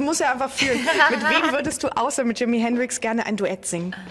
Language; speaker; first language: German; native; German